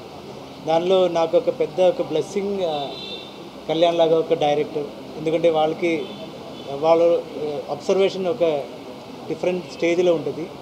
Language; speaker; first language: Telugu; non-native, fluent; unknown